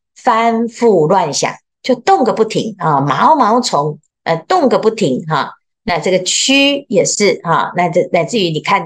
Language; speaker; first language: Chinese; native; Chinese